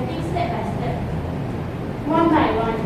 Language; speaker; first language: English; non-native, learner; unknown